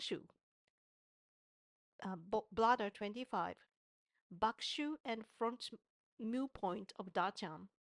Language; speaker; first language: English; non-native, fluent; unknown